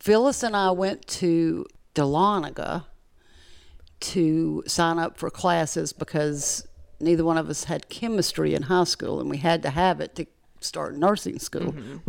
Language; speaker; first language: English; native; English